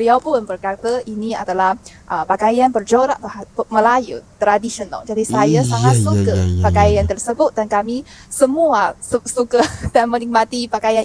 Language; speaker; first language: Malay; non-native, fluent; Chinese